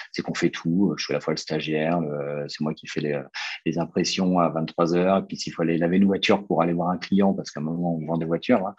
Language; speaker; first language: French; native; French